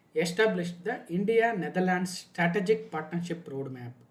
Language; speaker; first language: English; non-native, local second language; Kannada